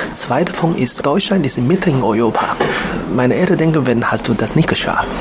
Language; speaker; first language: German; non-native, learner; Chinese